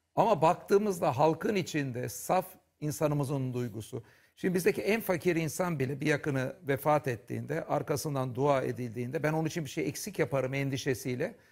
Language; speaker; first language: Turkish; native; Turkish